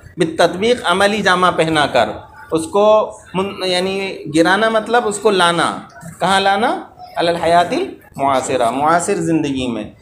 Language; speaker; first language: Urdu; native; Urdu